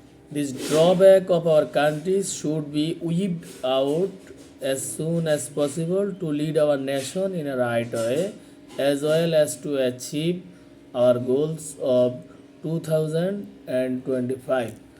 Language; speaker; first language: English; non-native, local second language; Bangla